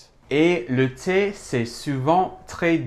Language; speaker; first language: French; non-native, fluent; English